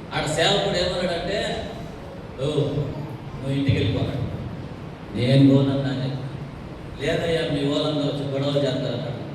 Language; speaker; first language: Telugu; non-native, local second language; Tamil